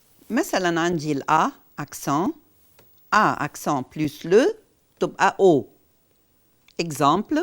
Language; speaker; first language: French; non-native, fluent; Arabic